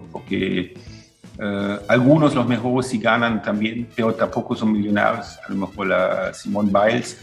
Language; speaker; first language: Spanish; non-native, fluent; German